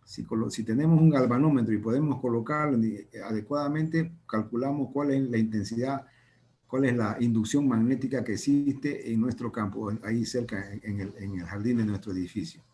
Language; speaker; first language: Spanish; native; Spanish